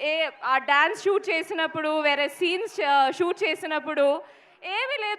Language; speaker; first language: Telugu; non-native, fluent; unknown